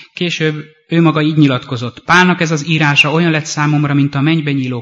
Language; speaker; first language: Hungarian; native; Hungarian